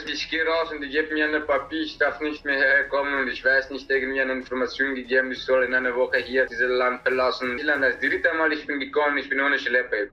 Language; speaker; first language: German; non-native, learner; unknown